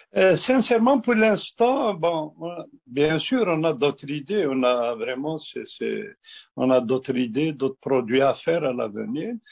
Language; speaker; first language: French; non-native, local second language; Kabyle